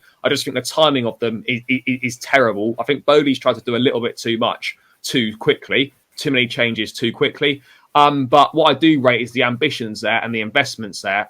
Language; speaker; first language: English; native; English